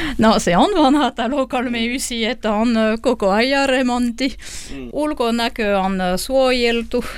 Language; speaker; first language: Finnish; non-native, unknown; French